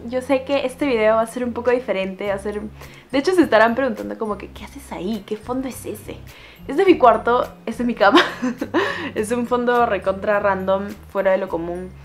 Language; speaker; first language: Spanish; native; Spanish